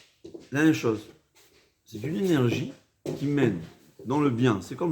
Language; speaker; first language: French; native; French